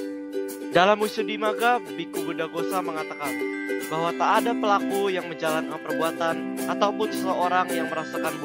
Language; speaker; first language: Indonesian; native; Indonesian